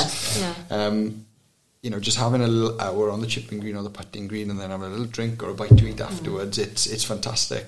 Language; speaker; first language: English; native; English